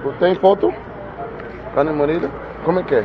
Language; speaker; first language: Spanish; non-native, learner; English